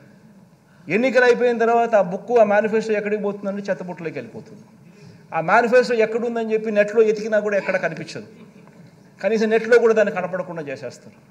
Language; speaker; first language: Telugu; native; Telugu